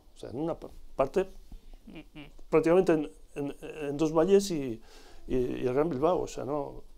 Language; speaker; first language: Spanish; native; Spanish